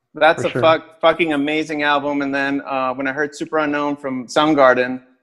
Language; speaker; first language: English; native; English